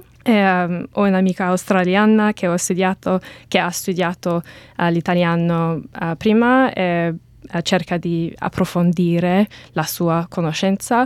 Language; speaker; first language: Italian; non-native, learner; English